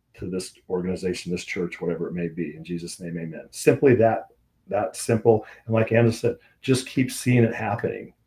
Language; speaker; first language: English; native; English